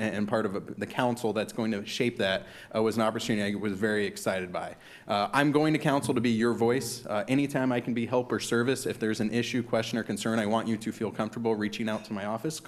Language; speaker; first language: English; native; English